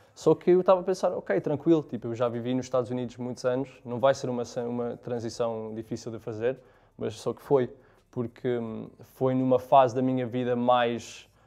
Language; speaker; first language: Portuguese; early bilingual, other home language; English